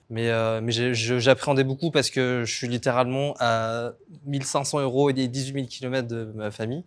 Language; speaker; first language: French; native; French